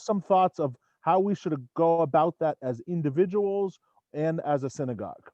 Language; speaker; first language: English; native; English